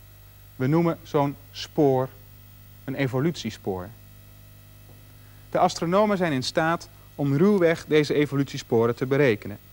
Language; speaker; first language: Dutch; native; Dutch